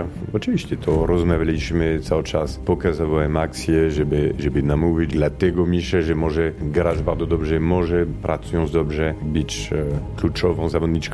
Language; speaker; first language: Polish; non-native, fluent; Italian